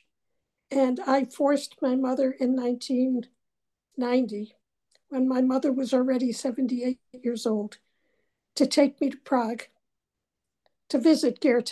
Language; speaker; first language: English; native; English